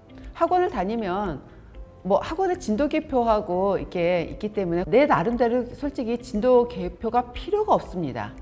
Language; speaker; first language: Korean; native; Korean